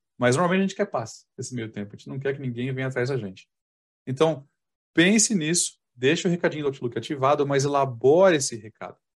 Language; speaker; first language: Portuguese; native; Portuguese